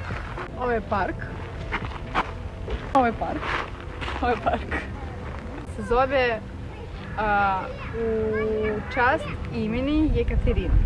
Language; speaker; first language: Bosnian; non-native, learner; Russian